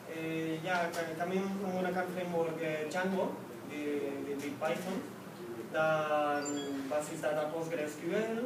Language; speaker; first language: Indonesian; non-native, fluent; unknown